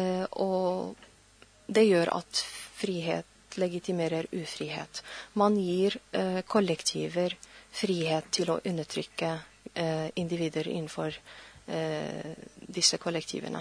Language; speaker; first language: Norwegian; non-native, fluent; Arabic